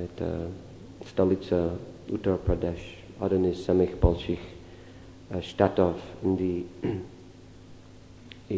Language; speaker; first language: Russian; non-native, fluent; English